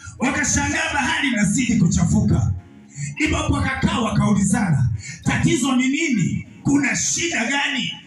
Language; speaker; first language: Swahili; native; Swahili